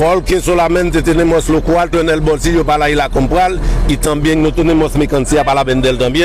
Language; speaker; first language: Spanish; non-native, local second language; Haitian Creole